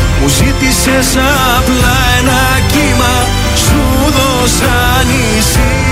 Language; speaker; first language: Greek; native; Greek